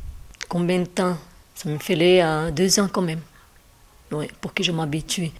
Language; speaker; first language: French; non-native, learner; Portuguese